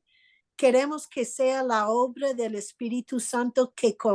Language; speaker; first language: Spanish; non-native, fluent; English